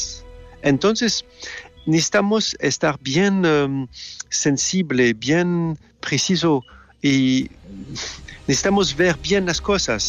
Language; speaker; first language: Spanish; non-native, fluent; French